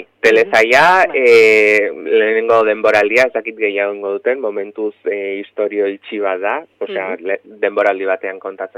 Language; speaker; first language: Basque; native; Basque